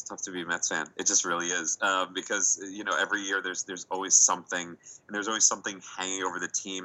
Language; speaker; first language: English; native; English